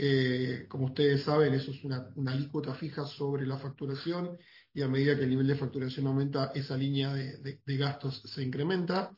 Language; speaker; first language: Spanish; native; Spanish